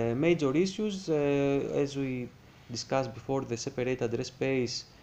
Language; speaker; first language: English; non-native, fluent; Greek